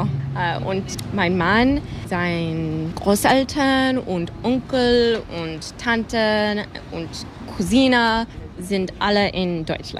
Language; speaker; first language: German; non-native, learner; English